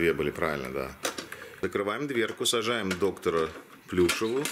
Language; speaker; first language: Russian; native; Russian